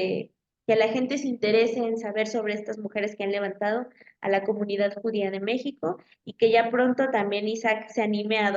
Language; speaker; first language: Spanish; native; Spanish